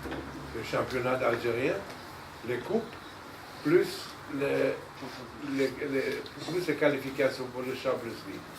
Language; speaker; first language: French; non-native, fluent; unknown